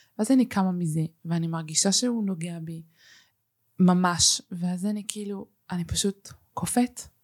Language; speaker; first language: Hebrew; early bilingual, other home language; Spanish